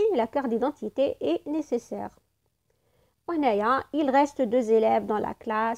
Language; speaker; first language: French; non-native, local second language; Arabic